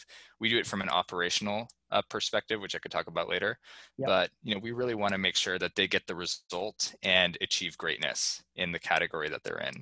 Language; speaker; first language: English; native; English